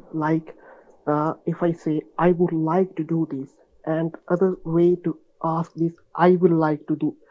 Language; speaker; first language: English; non-native, local second language; Urdu